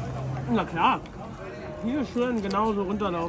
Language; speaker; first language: German; native; German